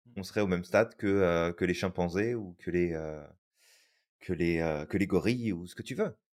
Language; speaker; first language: French; native; French